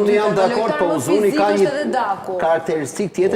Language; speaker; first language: Albanian; native; Albanian